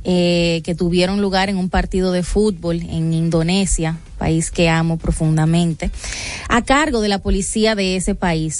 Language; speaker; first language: Spanish; native; Spanish